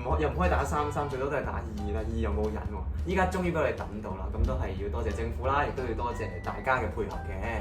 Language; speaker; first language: Cantonese; native; Cantonese